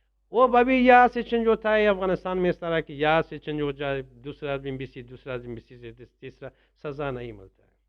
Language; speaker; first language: Hindi; non-native, learner; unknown